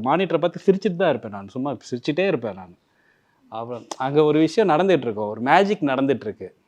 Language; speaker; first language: Tamil; native; Tamil